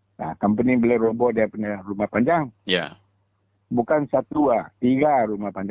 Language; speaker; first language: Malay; non-native, local second language; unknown